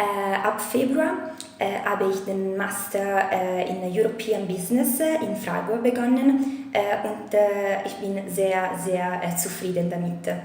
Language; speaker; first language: German; non-native, fluent; Italian